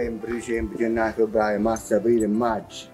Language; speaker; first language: Italian; native; Italian